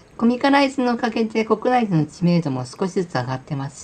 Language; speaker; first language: Japanese; native; Japanese